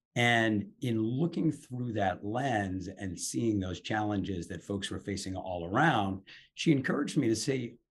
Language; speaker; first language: English; native; English